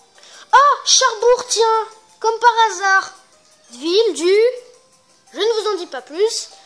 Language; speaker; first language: French; native; French